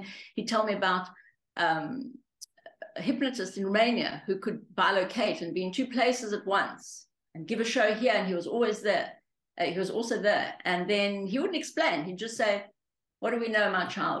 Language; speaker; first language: English; early bilingual, other home language; Greek